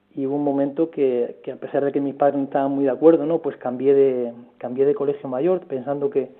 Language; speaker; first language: Spanish; native; Spanish